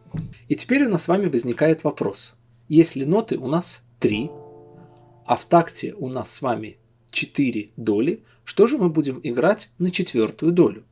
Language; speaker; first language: Russian; native; Russian